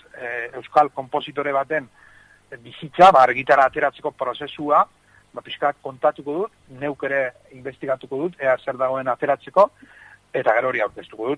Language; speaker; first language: Basque; native; Basque